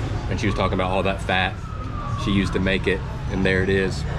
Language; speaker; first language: English; native; English